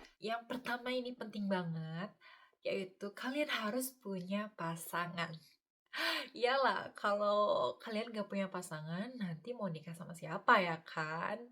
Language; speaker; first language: Indonesian; native; Indonesian